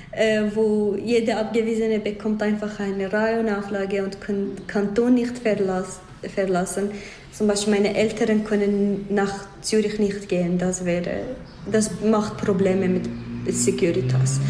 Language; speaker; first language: German; non-native, fluent; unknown